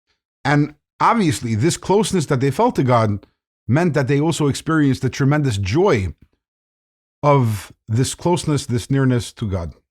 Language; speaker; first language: English; native; English